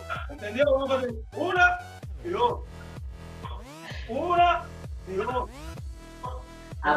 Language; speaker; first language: Portuguese; non-native, learner; Spanish